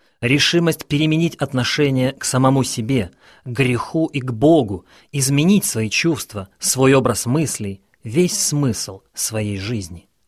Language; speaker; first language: Russian; non-native, local second language; Ukrainian